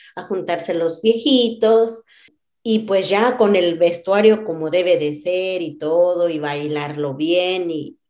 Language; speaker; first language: Spanish; non-native, local second language; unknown